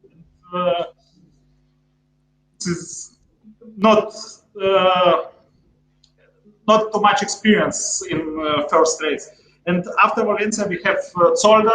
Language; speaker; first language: English; non-native, learner; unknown